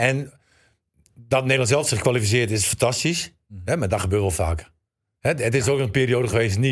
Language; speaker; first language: Dutch; native; Dutch